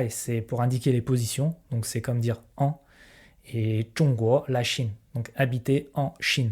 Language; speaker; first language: French; native; French